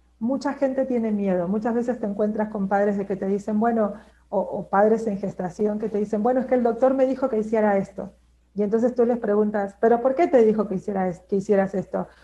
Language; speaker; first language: Spanish; native; Spanish